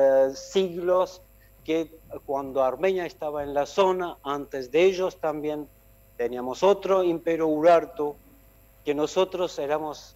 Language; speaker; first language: Spanish; non-native, fluent; Armenian